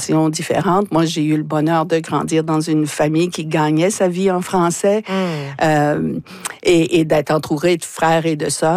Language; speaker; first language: French; native; French